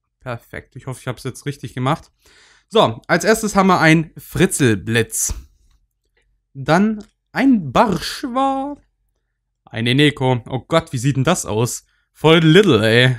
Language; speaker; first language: German; native; German